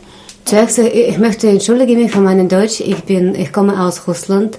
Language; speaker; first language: German; non-native, learner; Russian